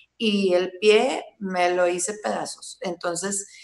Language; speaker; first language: Spanish; native; Spanish